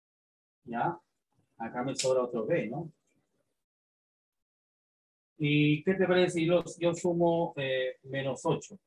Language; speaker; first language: Spanish; native; Spanish